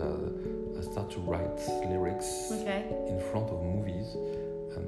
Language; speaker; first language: English; non-native, learner; French